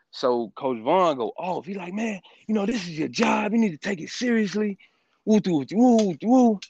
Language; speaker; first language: English; native; English